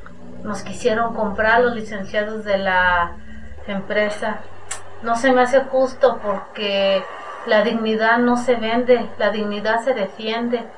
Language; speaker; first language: Spanish; native; Spanish